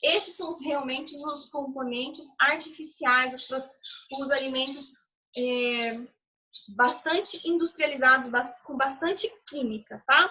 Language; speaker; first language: Portuguese; native; Portuguese